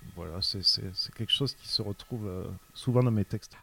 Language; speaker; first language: French; native; French